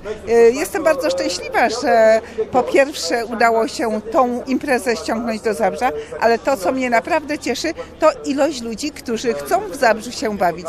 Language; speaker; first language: Polish; native; Polish